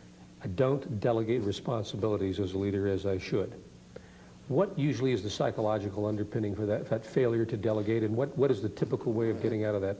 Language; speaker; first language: English; native; English